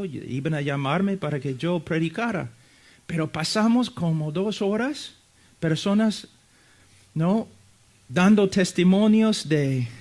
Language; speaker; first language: Spanish; non-native, fluent; English